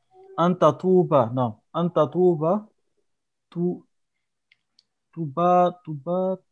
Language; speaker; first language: Arabic; non-native, learner; French